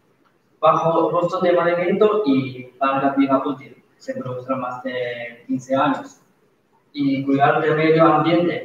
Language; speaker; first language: Spanish; non-native, learner; Chinese